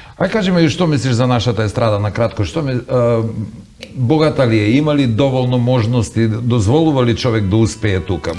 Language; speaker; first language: Macedonian; native; Macedonian